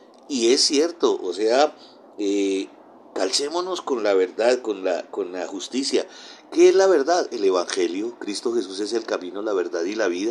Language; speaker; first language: Spanish; native; Spanish